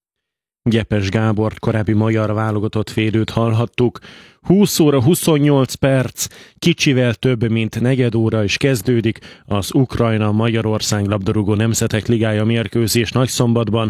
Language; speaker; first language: Hungarian; native; Hungarian